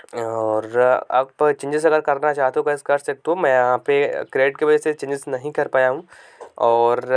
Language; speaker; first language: Hindi; native; Hindi